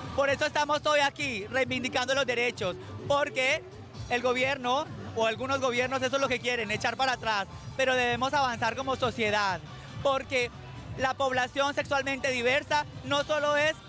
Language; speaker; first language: Spanish; native; Spanish